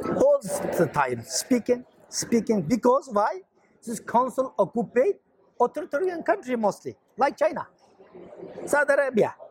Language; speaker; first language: English; non-native, learner; Chinese